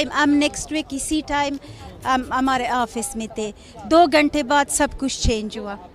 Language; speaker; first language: Hindi; non-native, learner; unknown